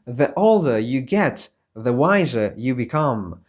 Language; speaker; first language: English; non-native, fluent; Polish